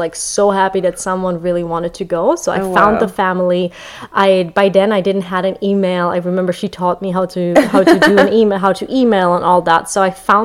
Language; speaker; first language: English; non-native, fluent; German